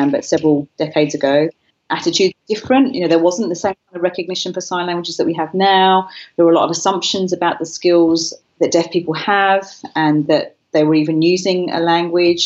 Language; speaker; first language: English; non-native, local second language; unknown